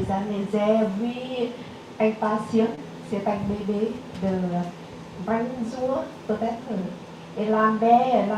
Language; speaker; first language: French; non-native, learner; Vietnamese